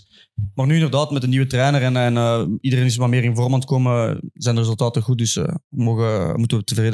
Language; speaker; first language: Dutch; native; Dutch